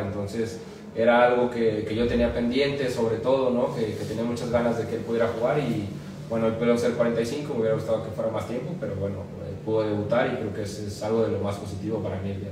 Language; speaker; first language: Spanish; native; Spanish